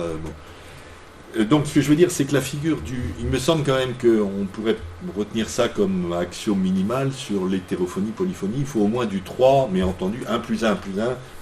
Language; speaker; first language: French; native; French